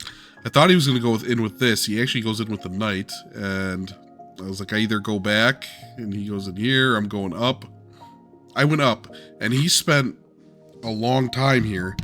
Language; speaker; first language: English; native; English